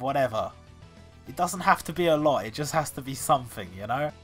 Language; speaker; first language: English; native; English